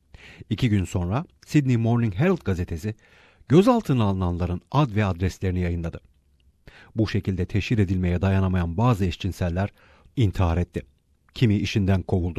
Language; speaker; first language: Turkish; native; Turkish